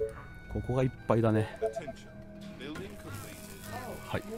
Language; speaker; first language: Japanese; native; Japanese